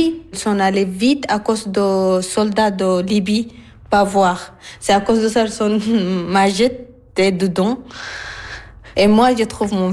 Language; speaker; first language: French; non-native, learner; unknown